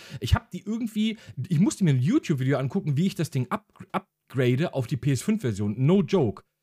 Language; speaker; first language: German; early bilingual, other home language; Hungarian